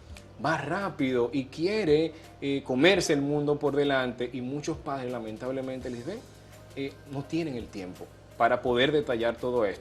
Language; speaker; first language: Spanish; native; Spanish